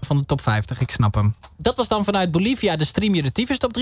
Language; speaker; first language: Dutch; native; Dutch